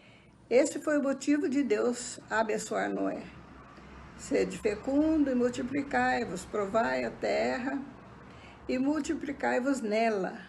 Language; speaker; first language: Portuguese; native; Portuguese